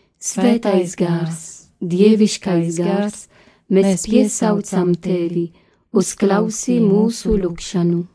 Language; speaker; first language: Latvian; non-native, learner; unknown